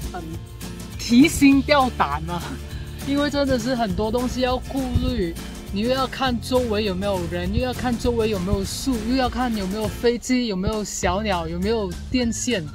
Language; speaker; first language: Chinese; native; Chinese